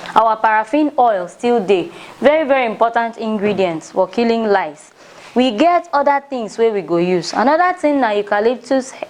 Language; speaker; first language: Nigerian Pidgin; non-native, local second language; Ibibio